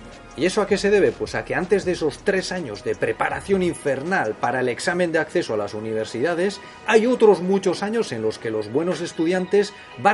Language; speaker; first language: Spanish; native; Spanish